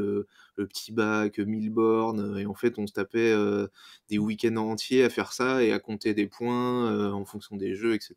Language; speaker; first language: French; native; French